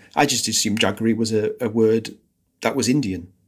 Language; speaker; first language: English; native; English